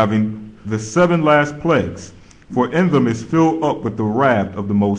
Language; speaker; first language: English; native; English